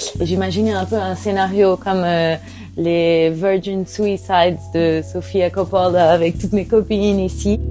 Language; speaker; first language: French; non-native, fluent; Portuguese